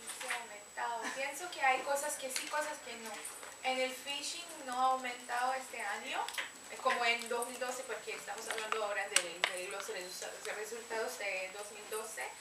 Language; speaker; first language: Spanish; non-native, fluent; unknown